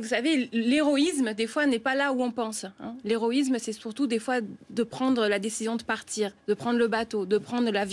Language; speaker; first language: French; native; French